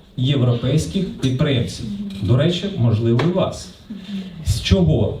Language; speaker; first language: Ukrainian; non-native, local second language; Russian